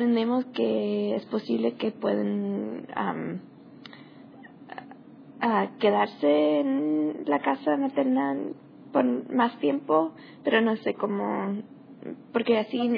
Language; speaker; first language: Spanish; non-native, learner; English